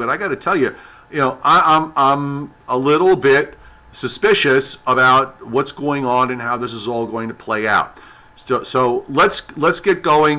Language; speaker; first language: English; native; English